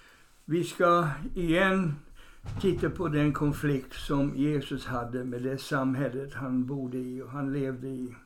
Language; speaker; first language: Swedish; non-native, fluent; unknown